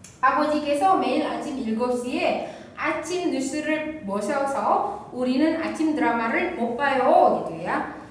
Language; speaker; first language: Korean; non-native, fluent; Indonesian